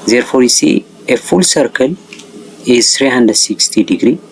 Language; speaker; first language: English; non-native, local second language; Amharic